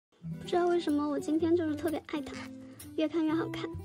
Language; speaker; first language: Chinese; native; Chinese